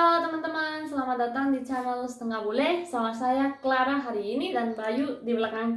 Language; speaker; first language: Indonesian; non-native, fluent; Spanish